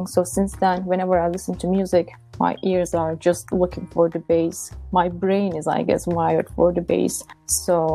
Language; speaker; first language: English; non-native, fluent; Turkish